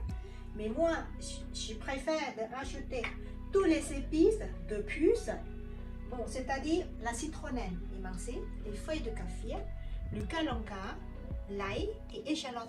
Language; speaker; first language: French; non-native, learner; Thai